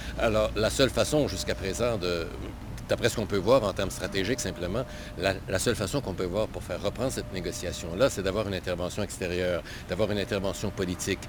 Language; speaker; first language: French; native; French